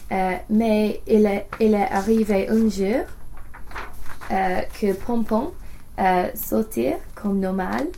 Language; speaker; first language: French; non-native, learner; English